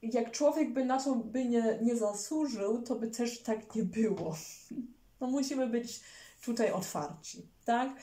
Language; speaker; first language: Polish; early bilingual, heritage; German